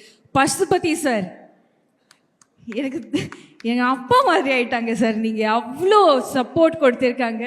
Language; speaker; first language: Tamil; non-native, learner; Malayalam